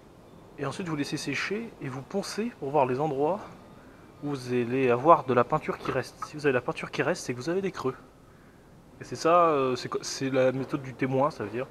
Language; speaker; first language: French; native; French